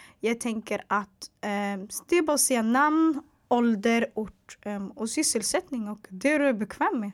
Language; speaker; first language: Swedish; early bilingual, other home language; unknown